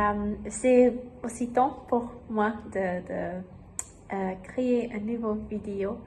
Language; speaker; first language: French; non-native, learner; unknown